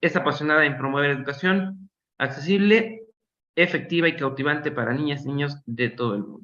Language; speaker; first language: Spanish; native; Spanish